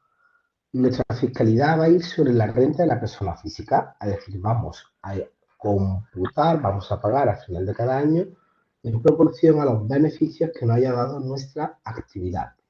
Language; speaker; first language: Spanish; native; Spanish